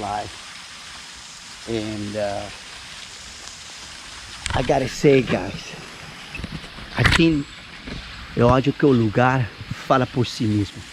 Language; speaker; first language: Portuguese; non-native, fluent; Spanish